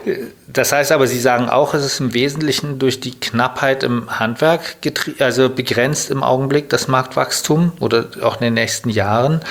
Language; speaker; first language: German; native; German